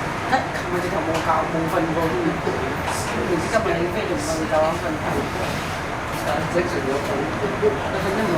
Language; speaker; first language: Chinese; native; Chinese